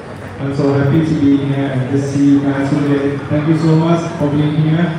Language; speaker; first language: English; non-native, learner; Thai